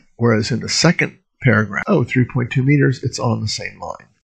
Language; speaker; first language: English; native; English